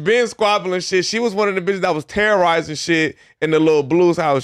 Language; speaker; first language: English; native; English